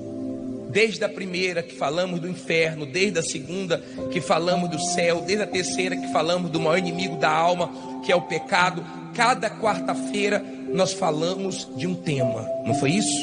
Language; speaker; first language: Portuguese; native; Portuguese